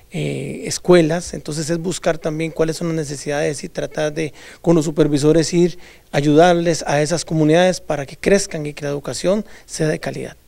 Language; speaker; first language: Spanish; native; Spanish